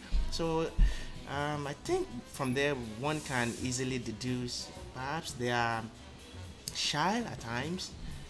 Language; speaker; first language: English; non-native, local second language; Yoruba